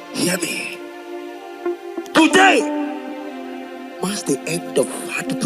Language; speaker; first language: English; non-native, local second language; Igbo